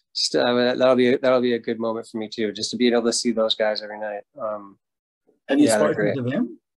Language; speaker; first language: English; native; English